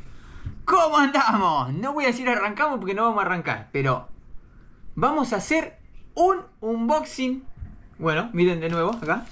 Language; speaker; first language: Spanish; native; Spanish